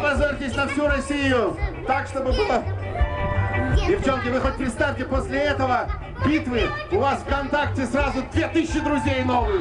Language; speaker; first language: Russian; native; Russian